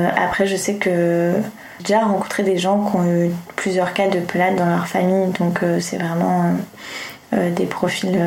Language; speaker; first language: French; native; French